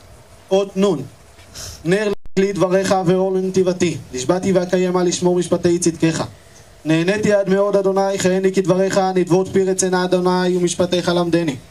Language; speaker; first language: Hebrew; native; Hebrew